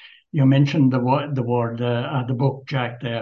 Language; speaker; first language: English; native; English